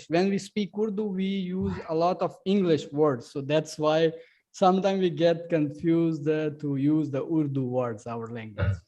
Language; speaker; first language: English; non-native, local second language; Urdu